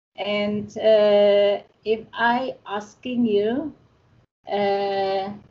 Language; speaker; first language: English; non-native, learner; Indonesian